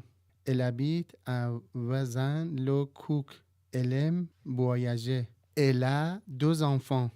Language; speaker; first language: French; non-native, learner; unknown